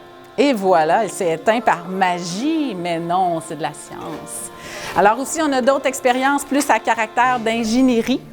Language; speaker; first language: French; native; French